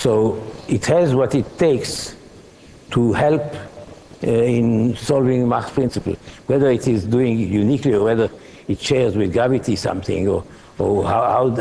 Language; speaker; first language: English; non-native, fluent; Hebrew